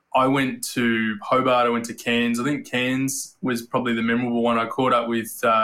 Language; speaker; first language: English; native; English